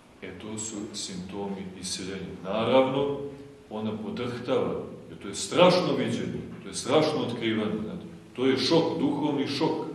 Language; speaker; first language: Serbian; native; Serbian